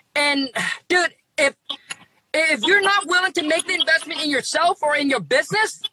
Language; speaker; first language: English; early bilingual, other home language; Vietnamese